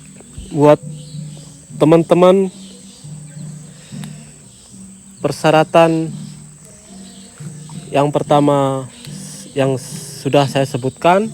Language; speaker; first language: Indonesian; non-native, fluent; Japanese